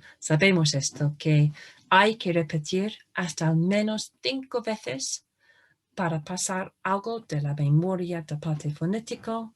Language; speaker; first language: Spanish; non-native, fluent; English